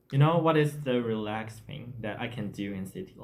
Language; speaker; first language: English; non-native, learner; Chinese